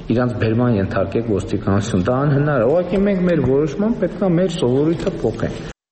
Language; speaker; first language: Armenian; native; Armenian